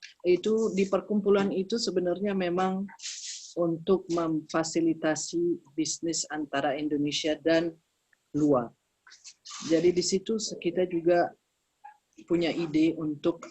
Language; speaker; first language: Indonesian; early bilingual, heritage; Indonesian